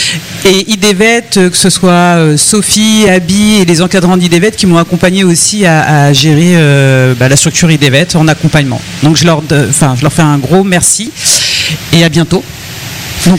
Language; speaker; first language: French; native; French